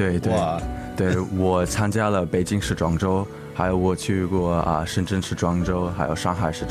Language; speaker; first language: Chinese; early bilingual, heritage; English